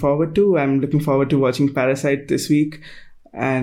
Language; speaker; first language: English; non-native, local second language; Hindi